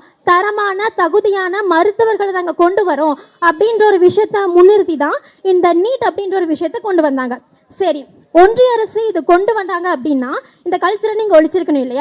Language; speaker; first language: Tamil; native; Tamil